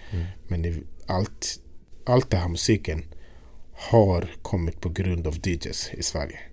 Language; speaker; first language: Swedish; non-native, fluent; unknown